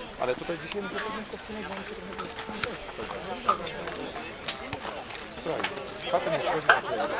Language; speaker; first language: Polish; native; Polish